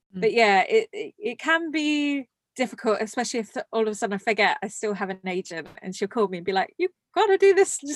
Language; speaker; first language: English; early bilingual, other home language; Morisyen